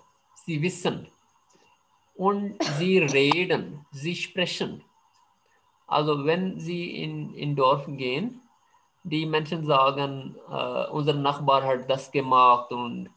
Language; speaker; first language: German; non-native, fluent; Urdu